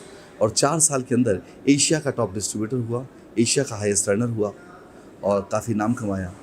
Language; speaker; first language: Hindi; native; Hindi